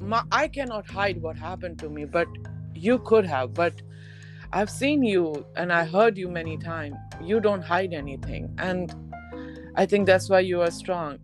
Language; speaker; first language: English; non-native, local second language; Hindi